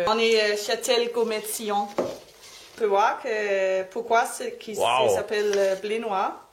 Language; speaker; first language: French; non-native, learner; Danish